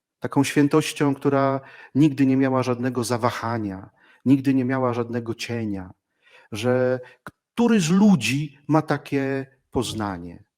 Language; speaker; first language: Polish; native; Polish